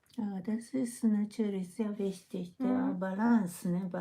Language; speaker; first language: German; non-native, learner; Japanese